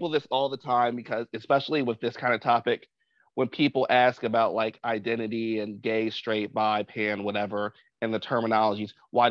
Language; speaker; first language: English; native; English